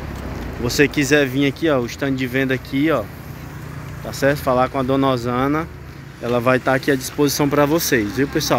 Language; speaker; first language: Portuguese; native; Portuguese